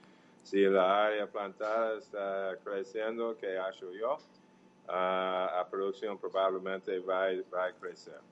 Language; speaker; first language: Portuguese; non-native, learner; English